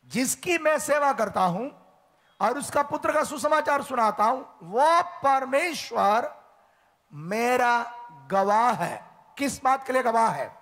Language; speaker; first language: Hindi; native; Hindi